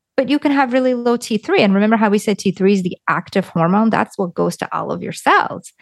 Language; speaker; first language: English; early bilingual, other home language; Lithuanian